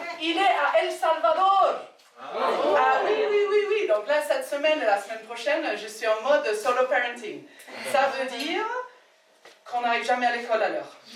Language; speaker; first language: French; non-native, fluent; English